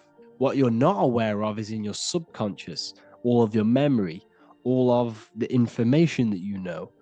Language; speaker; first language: English; native; English